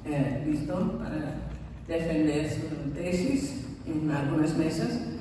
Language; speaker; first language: Spanish; non-native, fluent; English